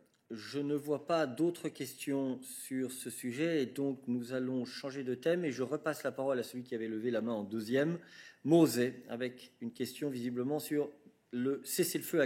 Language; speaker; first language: French; native; French